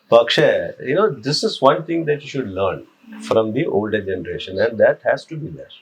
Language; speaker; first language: English; non-native, local second language; Malayalam